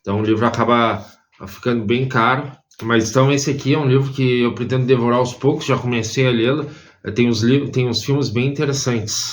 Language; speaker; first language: Portuguese; native; Portuguese